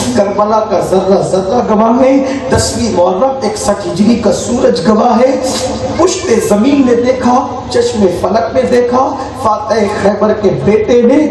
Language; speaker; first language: Urdu; native; Urdu